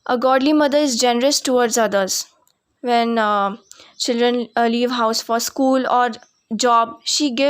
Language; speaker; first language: English; non-native, local second language; Marathi